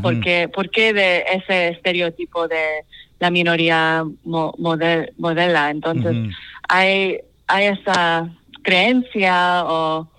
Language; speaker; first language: Spanish; non-native, fluent; English